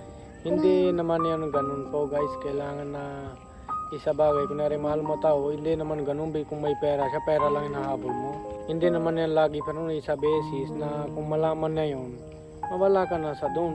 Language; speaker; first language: Filipino; non-native, learner; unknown